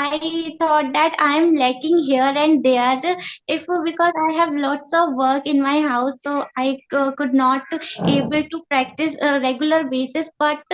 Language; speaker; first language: English; non-native, learner; Hindi